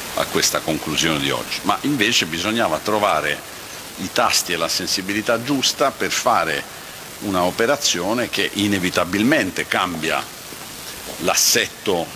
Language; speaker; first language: Italian; native; Italian